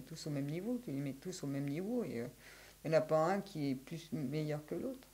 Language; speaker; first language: French; native; French